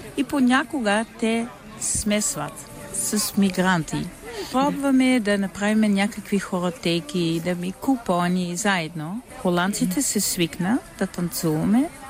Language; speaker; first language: Bulgarian; non-native, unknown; Dutch